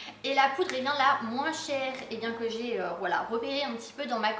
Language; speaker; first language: French; native; French